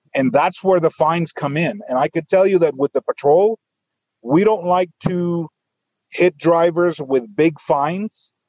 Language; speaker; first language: English; non-native, fluent; Spanish